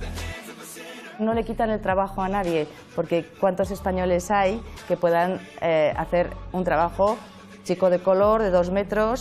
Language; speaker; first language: Spanish; native; Spanish